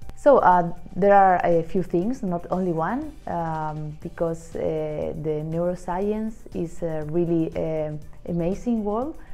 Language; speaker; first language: English; non-native, fluent; Spanish